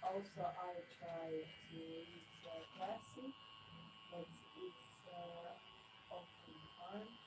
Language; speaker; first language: English; non-native, learner; Ukrainian